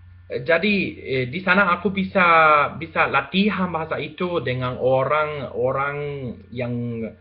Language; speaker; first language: Indonesian; non-native, learner; Spanish